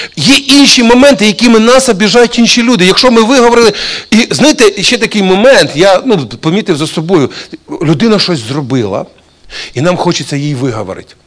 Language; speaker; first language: Ukrainian; non-native, local second language; Russian